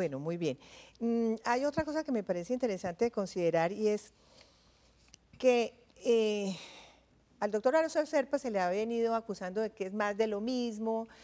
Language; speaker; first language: Spanish; native; Spanish